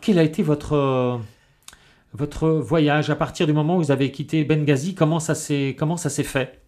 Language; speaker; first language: French; native; French